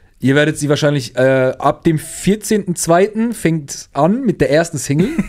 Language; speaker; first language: German; early bilingual, other home language; Turkish